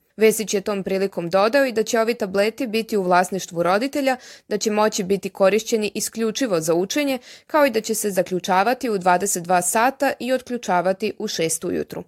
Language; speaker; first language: Serbian; native; Serbian